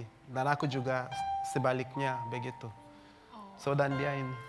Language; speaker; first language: Indonesian; non-native, fluent; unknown